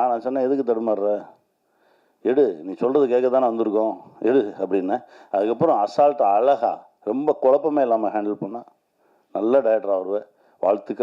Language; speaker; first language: Tamil; native; Tamil